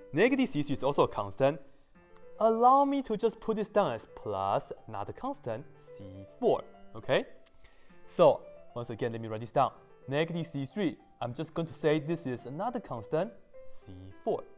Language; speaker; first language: English; non-native, fluent; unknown